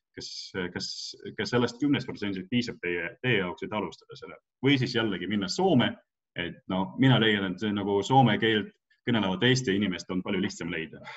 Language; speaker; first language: Estonian; non-native, local second language; Russian